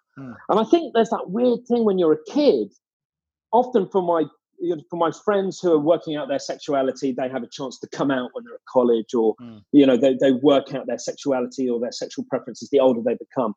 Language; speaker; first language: English; native; English